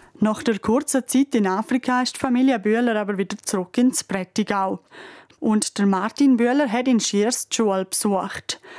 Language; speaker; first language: German; native; German